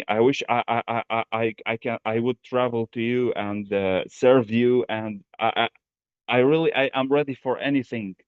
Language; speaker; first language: English; non-native, fluent; Arabic